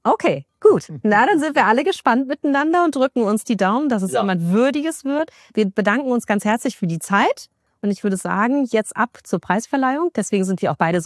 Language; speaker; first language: German; native; German